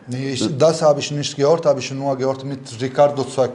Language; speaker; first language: German; non-native, learner; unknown